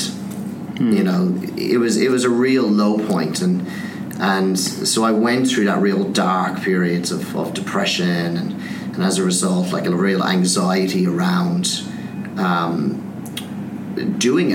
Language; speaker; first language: English; native; English